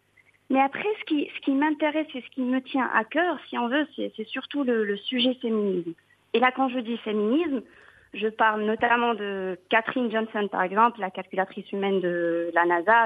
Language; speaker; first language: French; non-native, local second language; Arabic